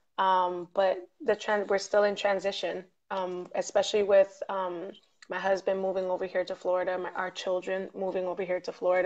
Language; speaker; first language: English; early bilingual, other home language; Spanish